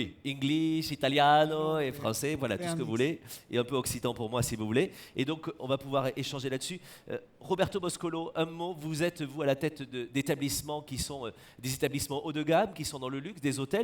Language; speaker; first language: French; native; French